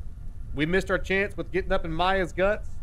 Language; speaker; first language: English; native; English